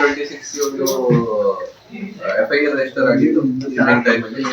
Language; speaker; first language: Kannada; non-native, fluent; Hindi